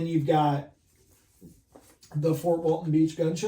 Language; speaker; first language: English; native; English